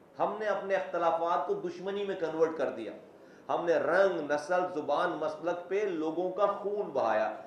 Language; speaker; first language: Urdu; native; Urdu